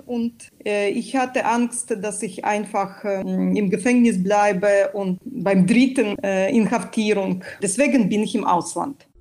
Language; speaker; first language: German; non-native, fluent; Belarusian